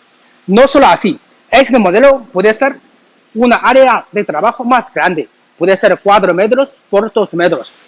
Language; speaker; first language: Spanish; non-native, learner; Chinese